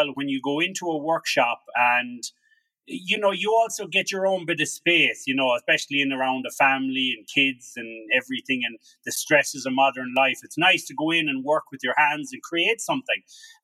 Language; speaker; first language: English; native; English